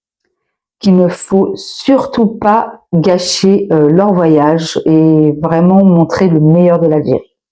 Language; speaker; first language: French; native; French